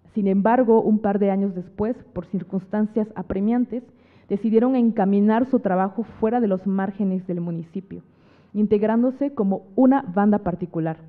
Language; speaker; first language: Spanish; native; Spanish